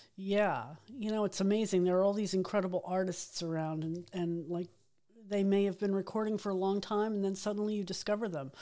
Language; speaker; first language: English; native; English